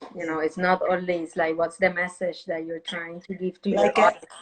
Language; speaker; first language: English; non-native, fluent; Spanish